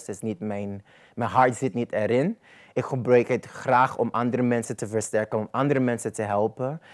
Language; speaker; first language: Dutch; non-native, local second language; Papiamento